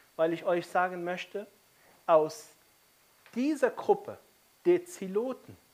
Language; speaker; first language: German; non-native, fluent; Arabic